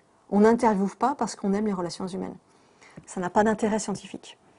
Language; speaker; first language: French; native; French